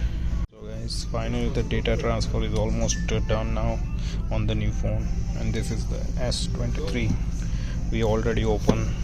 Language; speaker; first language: English; non-native, fluent; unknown